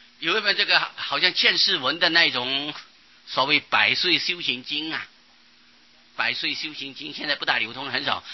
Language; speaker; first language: Chinese; non-native, local second language; Hakka Chinese